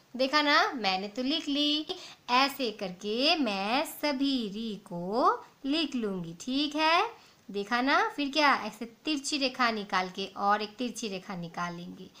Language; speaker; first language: Hindi; non-native, local second language; Bangla